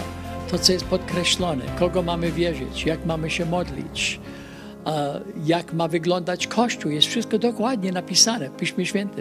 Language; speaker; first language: Polish; early bilingual, heritage; Polish